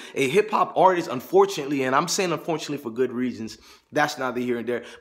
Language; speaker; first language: English; native; English